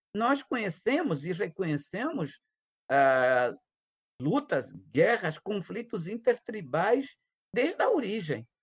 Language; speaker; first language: Portuguese; non-native, local second language; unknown